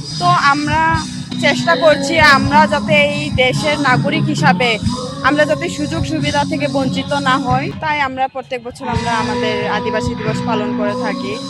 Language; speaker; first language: Bangla; non-native, local second language; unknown